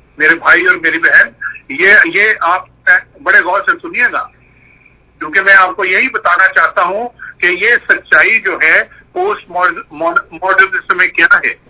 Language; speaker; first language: Urdu; non-native, local second language; Punjabi